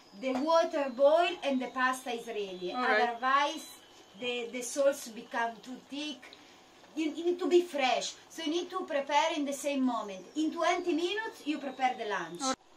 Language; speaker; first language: English; non-native, learner; Italian